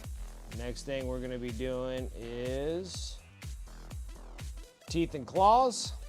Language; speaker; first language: English; native; English